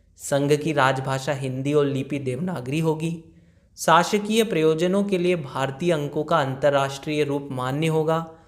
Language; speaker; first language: Hindi; native; Hindi